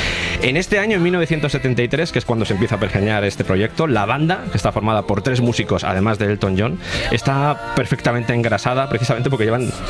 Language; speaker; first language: Spanish; native; Spanish